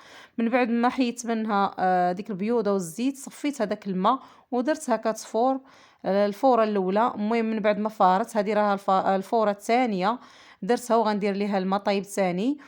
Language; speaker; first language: Arabic; native; Arabic